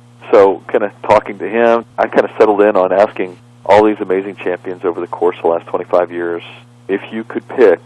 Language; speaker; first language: English; native; English